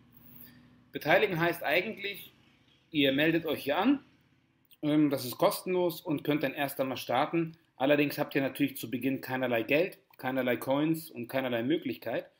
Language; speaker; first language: German; native; German